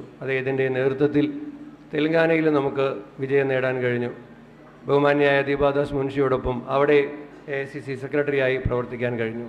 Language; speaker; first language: Malayalam; native; Malayalam